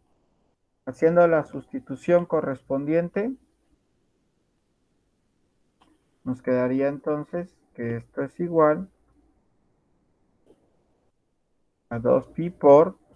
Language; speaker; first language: Spanish; native; Spanish